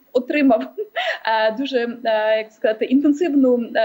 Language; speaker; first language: Ukrainian; native; Ukrainian